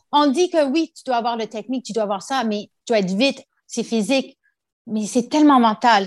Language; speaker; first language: French; non-native, local second language; English